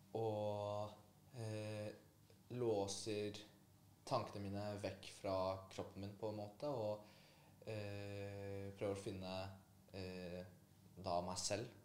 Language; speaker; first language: Norwegian; early bilingual, other home language; Polish